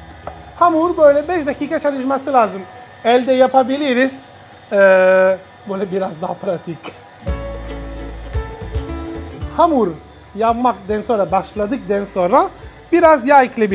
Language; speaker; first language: Turkish; non-native, learner; Italian